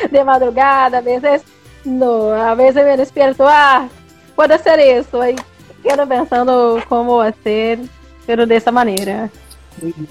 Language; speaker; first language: Spanish; non-native, fluent; Portuguese